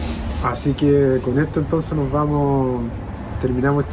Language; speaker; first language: Spanish; native; Spanish